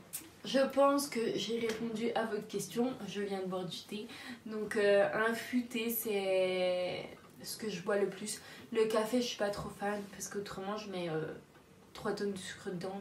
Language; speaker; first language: French; native; French